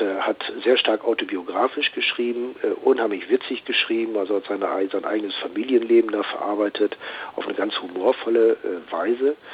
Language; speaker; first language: German; native; German